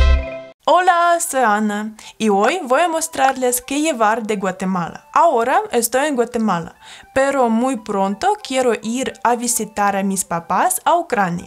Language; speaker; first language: Spanish; non-native, fluent; Russian